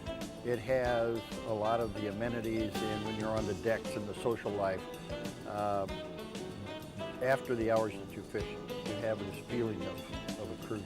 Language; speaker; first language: English; native; English